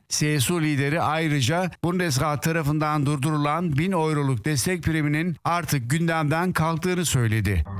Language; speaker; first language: Turkish; early bilingual, heritage; Turkish